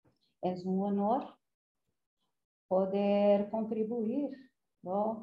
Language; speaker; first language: Spanish; non-native, fluent; Portuguese